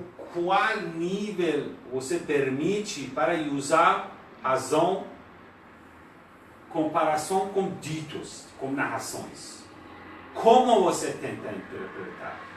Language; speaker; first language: Portuguese; non-native, learner; Persian